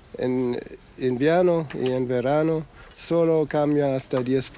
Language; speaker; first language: Spanish; non-native, fluent; German